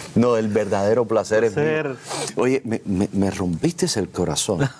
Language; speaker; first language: Spanish; native; Spanish